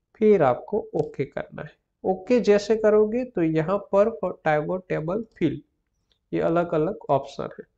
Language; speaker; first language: Hindi; non-native, local second language; Gujarati